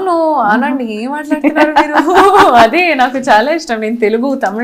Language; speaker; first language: Telugu; non-native, fluent; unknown